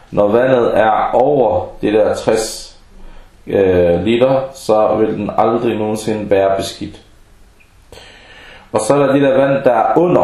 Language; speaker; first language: Danish; early bilingual, other home language; Arabic